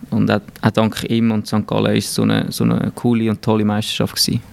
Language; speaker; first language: German; native; German